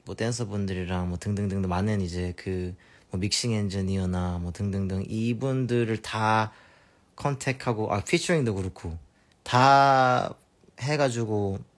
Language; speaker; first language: Korean; early bilingual, heritage; Korean